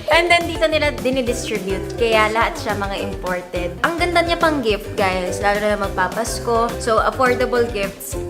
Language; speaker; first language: Filipino; native; Filipino